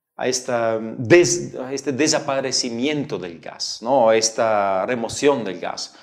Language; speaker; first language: Spanish; non-native, fluent; Italian